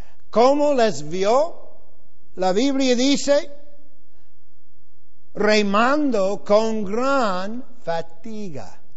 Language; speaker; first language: Spanish; non-native, fluent; English